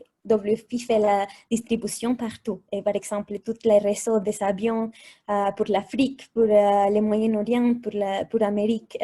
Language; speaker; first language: French; non-native, fluent; Spanish